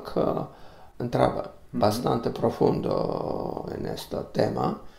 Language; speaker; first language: Spanish; non-native, learner; Russian